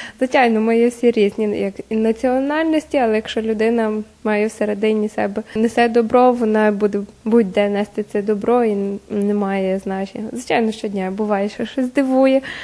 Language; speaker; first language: Ukrainian; native; Ukrainian